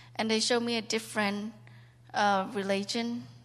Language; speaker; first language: English; non-native, learner; Khmer